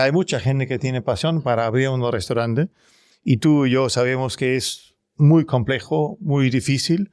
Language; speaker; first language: Spanish; non-native, learner; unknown